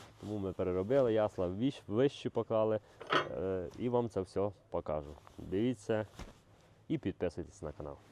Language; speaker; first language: Ukrainian; native; Ukrainian